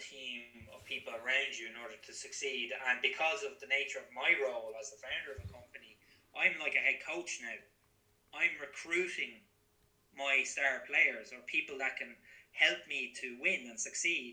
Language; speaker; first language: English; native; English